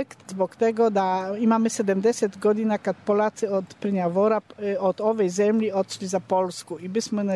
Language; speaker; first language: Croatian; non-native, learner; Polish